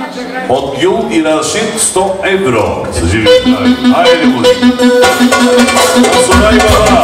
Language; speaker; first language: Bulgarian; non-native, local second language; Turkish